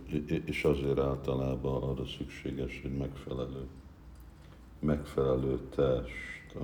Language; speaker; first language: Hungarian; early bilingual, heritage; Hungarian